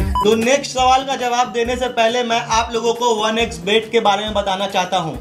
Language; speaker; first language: Hindi; native; Hindi